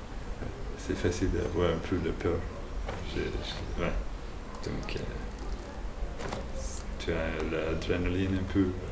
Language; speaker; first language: French; non-native, learner; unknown